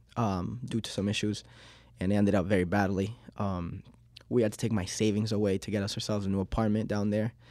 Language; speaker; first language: English; early bilingual, other home language; Spanish